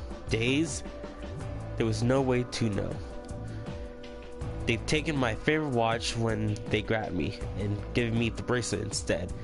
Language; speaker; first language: English; native; English